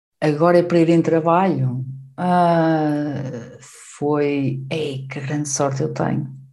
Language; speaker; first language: Portuguese; native; Portuguese